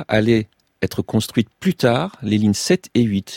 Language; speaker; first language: French; native; French